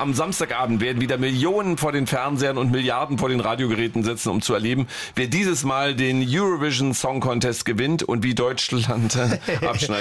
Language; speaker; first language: German; native; German